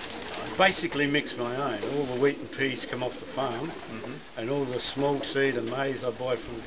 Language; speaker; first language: English; native; English